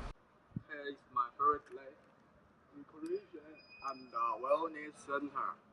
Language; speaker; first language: English; non-native, learner; Chinese